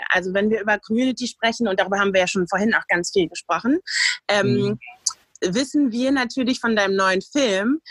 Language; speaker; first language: German; native; German